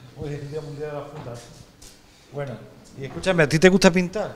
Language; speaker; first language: Spanish; native; Spanish